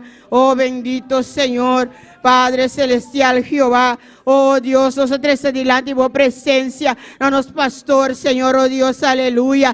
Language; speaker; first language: Spanish; non-native, learner; Papiamento